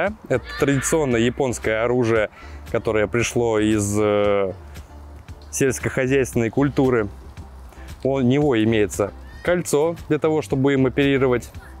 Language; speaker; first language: Russian; native; Russian